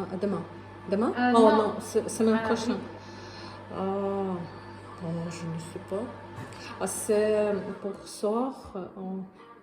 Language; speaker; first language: French; non-native, learner; Ukrainian